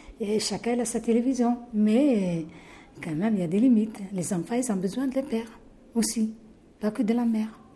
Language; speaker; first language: French; non-native, local second language; Arabic